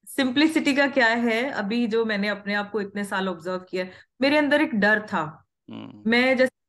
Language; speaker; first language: Hindi; non-native, local second language; Punjabi